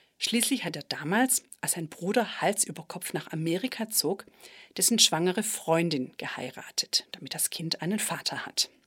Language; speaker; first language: German; native; German